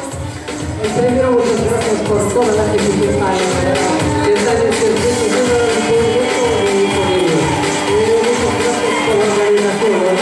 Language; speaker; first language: Spanish; non-native, learner; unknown